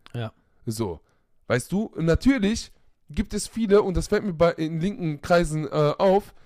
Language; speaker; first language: German; native; German